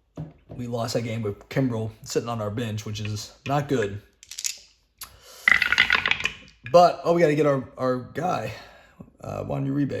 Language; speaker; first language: English; native; English